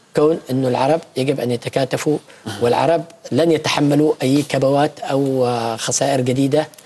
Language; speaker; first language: Arabic; native; Arabic